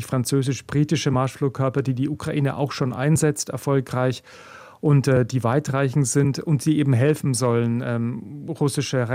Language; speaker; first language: German; native; German